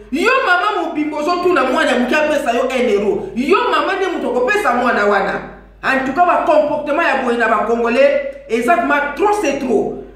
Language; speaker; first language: Lingala; native; Lingala